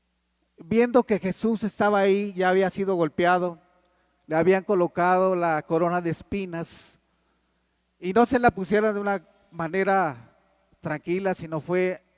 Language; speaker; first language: Spanish; native; Spanish